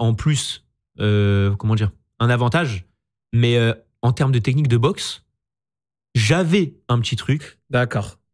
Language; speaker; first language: French; native; French